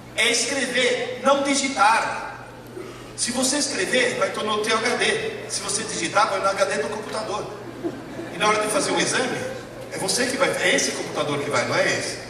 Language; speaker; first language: Portuguese; early bilingual, other home language; Italian